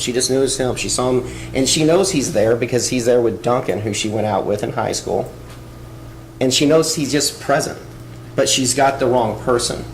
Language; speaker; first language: English; native; English